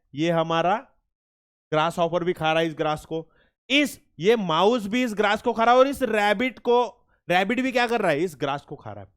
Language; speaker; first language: Hindi; non-native, local second language; Marathi